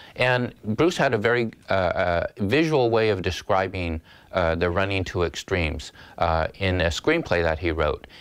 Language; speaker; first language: English; native; English